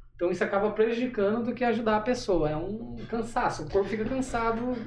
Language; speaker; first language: Portuguese; native; Portuguese